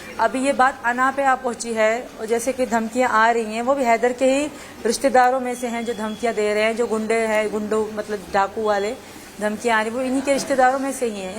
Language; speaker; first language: Urdu; non-native, local second language; Sindhi